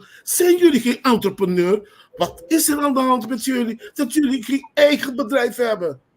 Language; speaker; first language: Dutch; non-native, local second language; Papiamento